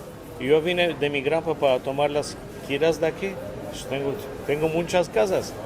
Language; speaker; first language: Spanish; early bilingual, heritage; Ladino